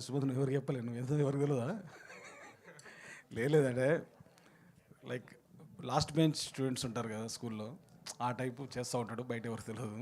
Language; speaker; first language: Telugu; native; Telugu